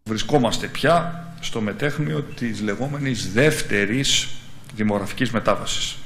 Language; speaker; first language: Greek; native; Greek